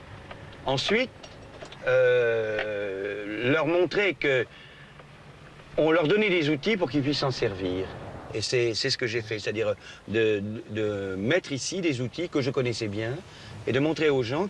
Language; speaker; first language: French; native; French